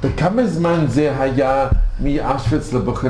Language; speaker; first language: Hebrew; non-native, fluent; English